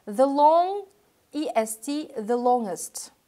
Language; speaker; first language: English; non-native, fluent; Kazakh